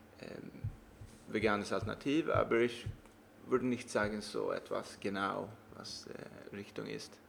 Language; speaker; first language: German; non-native, learner; Swedish